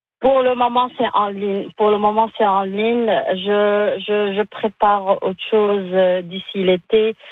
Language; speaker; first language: French; non-native, local second language; Arabic